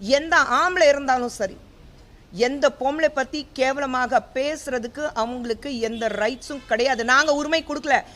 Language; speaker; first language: Tamil; non-native, fluent; Hindi